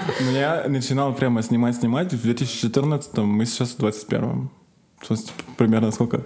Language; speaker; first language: Russian; non-native, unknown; Arabic